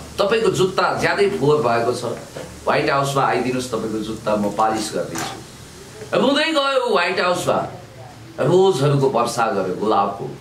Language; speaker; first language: Nepali; native; Nepali